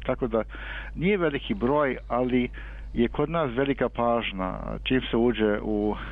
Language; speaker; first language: Serbian; early bilingual, heritage; Serbian